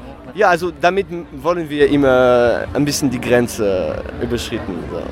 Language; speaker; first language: German; non-native, fluent; French